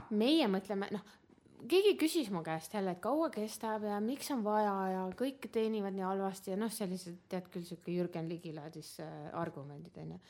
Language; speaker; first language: Estonian; native; Estonian